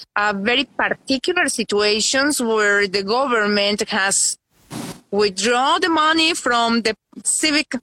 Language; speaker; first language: English; non-native, fluent; Spanish